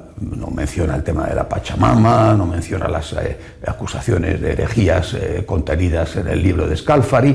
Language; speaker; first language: Spanish; native; Spanish